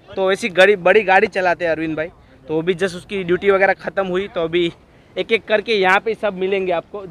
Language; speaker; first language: Hindi; non-native, local second language; Gujarati